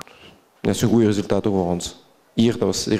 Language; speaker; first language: Dutch; non-native, local second language; French